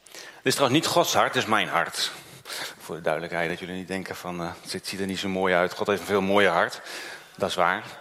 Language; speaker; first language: Dutch; early bilingual, other home language; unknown